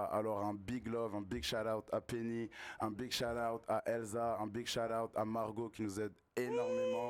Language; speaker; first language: French; native; French